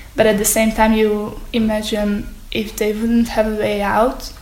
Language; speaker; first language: English; non-native, fluent; Hungarian